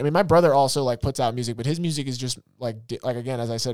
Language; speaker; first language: English; native; English